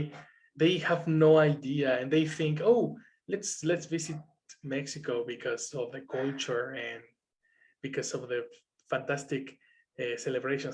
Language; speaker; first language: English; non-native, fluent; Spanish